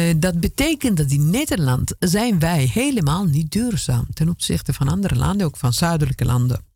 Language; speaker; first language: Dutch; non-native, fluent; Italian